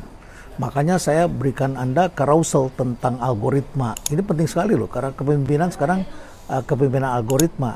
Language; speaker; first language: Indonesian; native; Indonesian